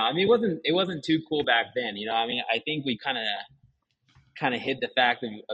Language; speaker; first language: English; early bilingual, other home language; Japanese